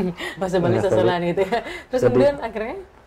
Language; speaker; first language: Indonesian; native; Indonesian